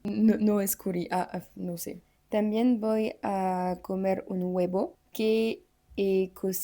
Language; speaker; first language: Spanish; non-native, learner; French